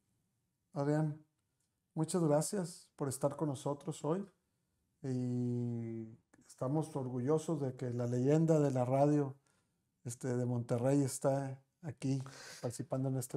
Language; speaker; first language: Spanish; native; Spanish